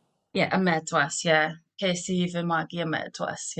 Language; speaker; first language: Welsh; non-native, local second language; English